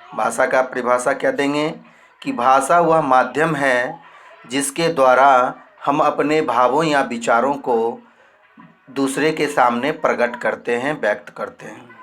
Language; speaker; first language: Hindi; native; Hindi